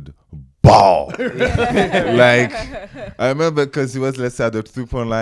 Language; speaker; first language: English; non-native, fluent; French